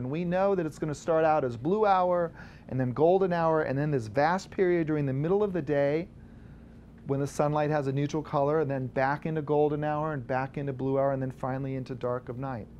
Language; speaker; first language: English; native; English